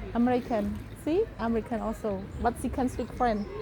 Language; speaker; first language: English; non-native, learner; Khmer